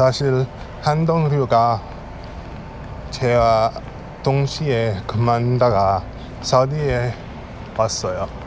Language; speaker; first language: Korean; non-native, learner; English